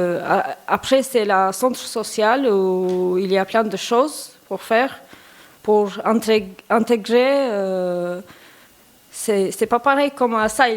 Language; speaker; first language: French; non-native, learner; Albanian